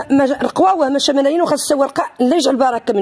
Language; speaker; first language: Arabic; non-native, local second language; Riffian